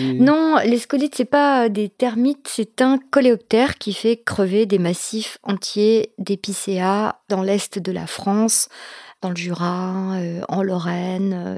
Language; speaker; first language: French; native; French